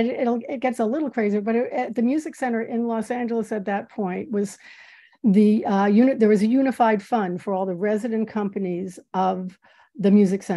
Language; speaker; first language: English; native; English